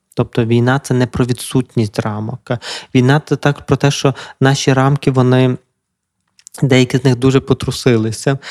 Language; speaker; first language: Ukrainian; native; Ukrainian